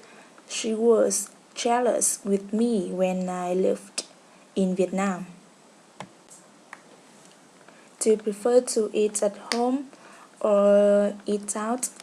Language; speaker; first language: English; non-native, learner; Vietnamese